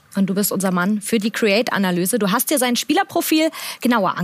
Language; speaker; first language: German; native; German